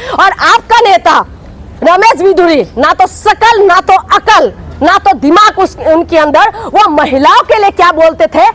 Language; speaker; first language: Hindi; non-native, local second language; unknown